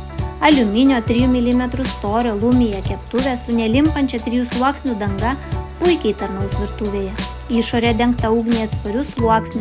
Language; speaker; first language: Lithuanian; native; Lithuanian